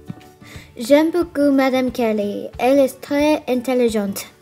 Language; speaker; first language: French; non-native, learner; English